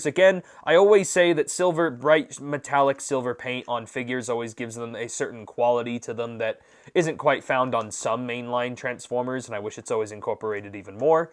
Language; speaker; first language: English; native; English